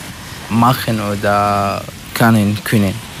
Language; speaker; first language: German; non-native, learner; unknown